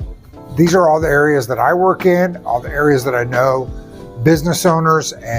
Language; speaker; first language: English; native; English